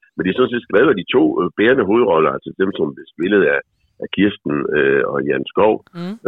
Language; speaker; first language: Danish; native; Danish